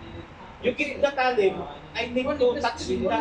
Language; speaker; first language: English; non-native, learner; Filipino